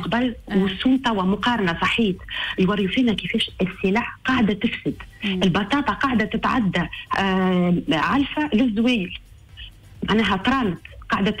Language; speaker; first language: Arabic; native; Arabic